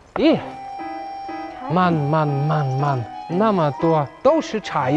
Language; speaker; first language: Chinese; non-native, fluent; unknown